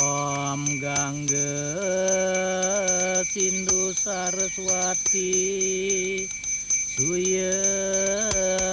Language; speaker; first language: Indonesian; native; Indonesian